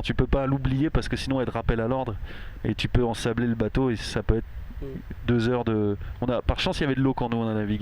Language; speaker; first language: French; native; French